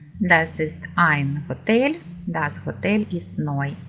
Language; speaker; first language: German; non-native, fluent; Ukrainian